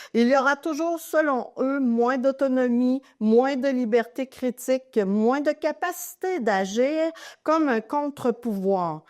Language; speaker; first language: French; native; French